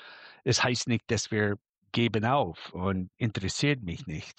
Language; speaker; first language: German; non-native, fluent; English